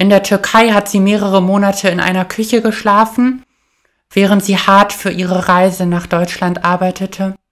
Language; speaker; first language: German; native; German